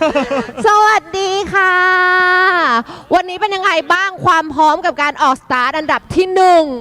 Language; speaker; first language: Thai; native; Thai